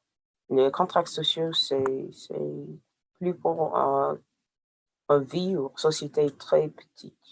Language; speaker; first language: French; non-native, learner; English